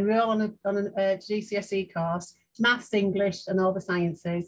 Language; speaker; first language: English; native; English